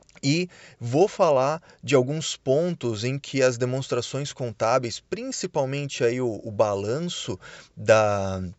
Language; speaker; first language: Portuguese; native; Portuguese